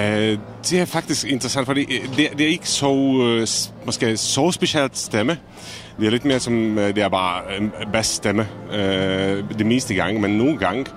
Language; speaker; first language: Danish; non-native, fluent; Czech